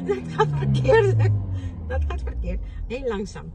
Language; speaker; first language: Dutch; non-native, fluent; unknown